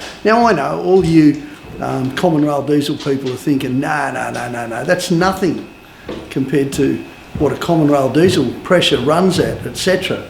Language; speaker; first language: English; native; English